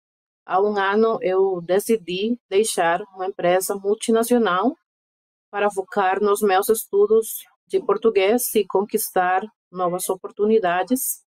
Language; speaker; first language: Portuguese; non-native, fluent; Spanish